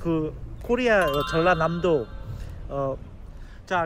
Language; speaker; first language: Korean; native; Korean